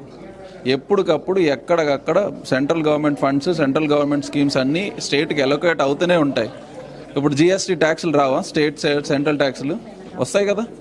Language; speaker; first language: Telugu; native; Telugu